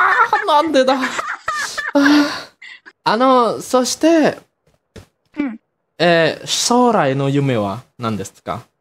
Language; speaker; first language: Japanese; non-native, learner; Indonesian